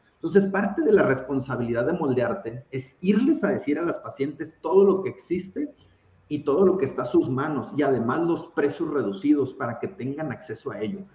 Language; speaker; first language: Spanish; native; Spanish